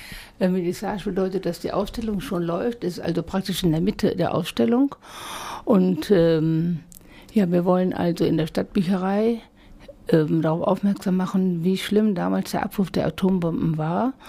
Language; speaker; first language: German; native; German